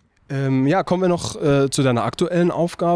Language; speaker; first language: German; native; German